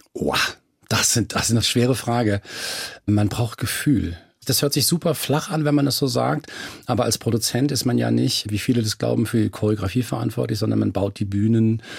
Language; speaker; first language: German; native; German